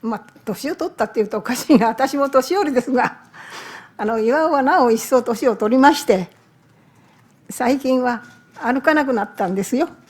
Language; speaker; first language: Japanese; native; Japanese